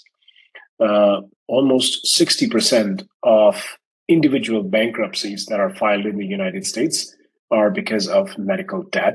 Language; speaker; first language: English; non-native, local second language; Hindi